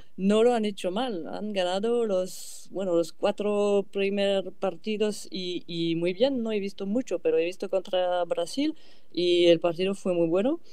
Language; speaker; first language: Spanish; non-native, fluent; French